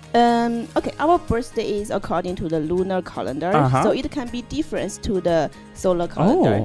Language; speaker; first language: English; non-native, learner; Chinese